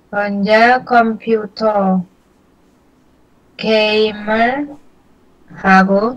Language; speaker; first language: Korean; non-native, learner; Indonesian